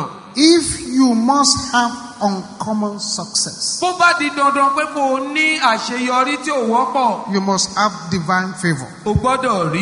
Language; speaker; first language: English; non-native, local second language; Yoruba